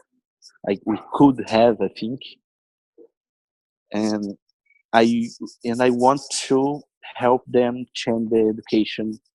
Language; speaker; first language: English; non-native, learner; Portuguese